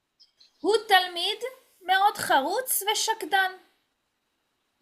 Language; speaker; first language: Hebrew; non-native, fluent; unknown